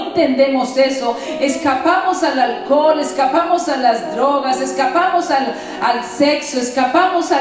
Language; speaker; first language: Spanish; native; Spanish